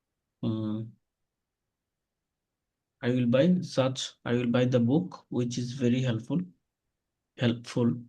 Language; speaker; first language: English; non-native, learner; Bangla